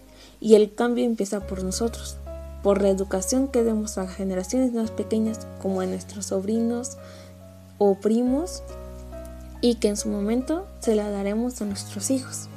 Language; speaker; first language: Spanish; native; Spanish